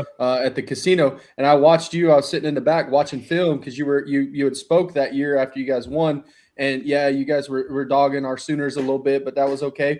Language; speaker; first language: English; native; English